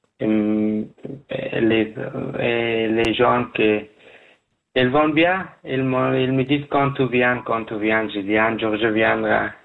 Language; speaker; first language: French; non-native, learner; Persian